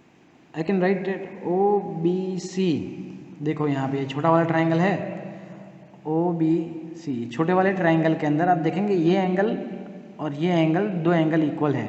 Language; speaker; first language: Hindi; native; Hindi